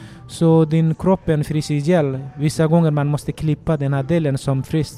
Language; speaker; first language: Swedish; non-native, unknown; Nepali